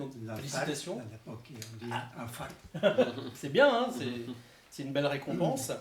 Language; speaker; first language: French; native; French